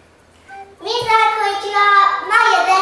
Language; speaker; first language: Japanese; early bilingual, heritage; Japanese